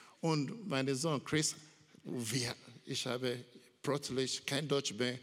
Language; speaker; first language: German; non-native, learner; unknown